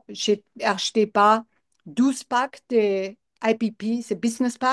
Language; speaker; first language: French; non-native, learner; English